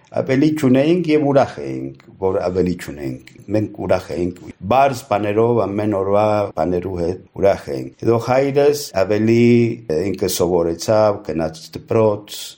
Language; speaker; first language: Armenian; early bilingual, heritage; Armenian